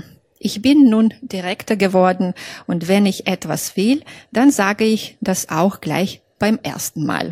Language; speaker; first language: German; non-native, fluent; Belarusian